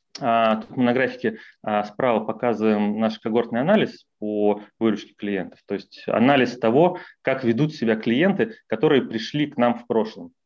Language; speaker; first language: Russian; native; Russian